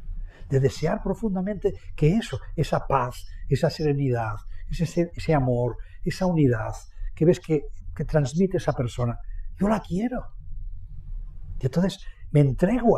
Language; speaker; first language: Spanish; native; Spanish